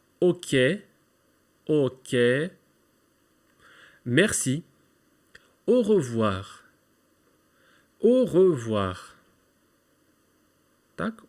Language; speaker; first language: French; non-native, fluent; Ukrainian